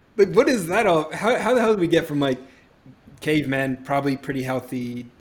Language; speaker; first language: English; native; English